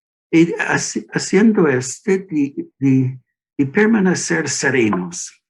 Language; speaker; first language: Spanish; non-native, learner; English